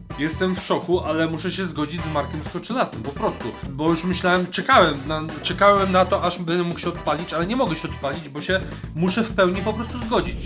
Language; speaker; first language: Polish; native; Polish